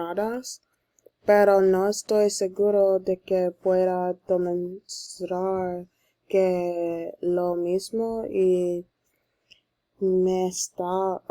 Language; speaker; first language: Spanish; non-native, learner; English